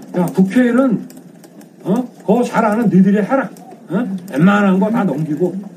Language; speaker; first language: Korean; native; Korean